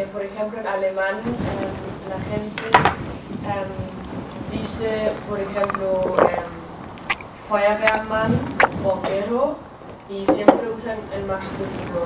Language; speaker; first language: Spanish; non-native, fluent; German